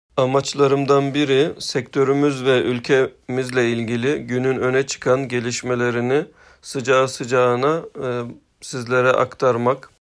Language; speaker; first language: Turkish; early bilingual, heritage; Turkish